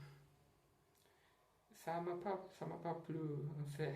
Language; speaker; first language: French; non-native, learner; Portuguese